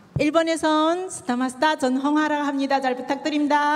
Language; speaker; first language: Korean; native; Korean